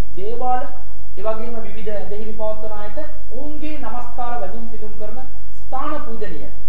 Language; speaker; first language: Sinhala; non-native, local second language; Tamil